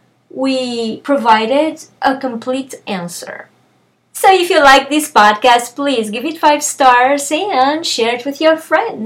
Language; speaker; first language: English; native; English